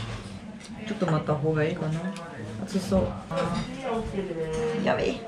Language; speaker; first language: Japanese; non-native, learner; French